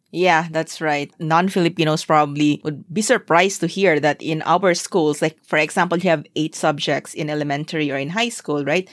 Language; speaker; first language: English; non-native, local second language; Chavacano